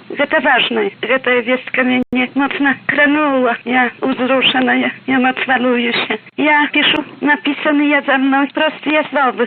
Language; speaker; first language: Belarusian; native; Belarusian